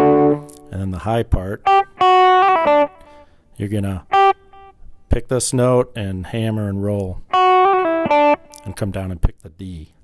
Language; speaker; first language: English; native; English